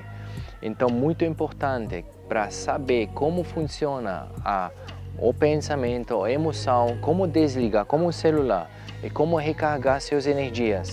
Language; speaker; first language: Portuguese; non-native, fluent; German